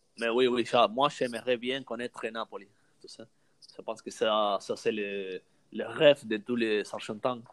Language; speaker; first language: French; non-native, learner; Spanish